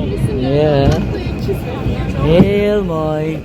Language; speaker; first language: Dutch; non-native, learner; Filipino